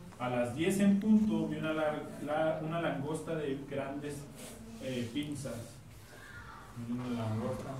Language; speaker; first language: Spanish; native; Spanish